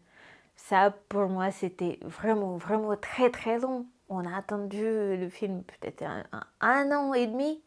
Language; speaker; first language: French; non-native, fluent; Russian